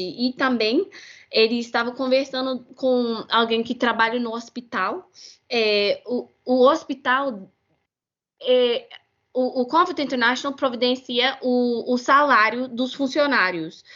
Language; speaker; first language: Portuguese; non-native, fluent; English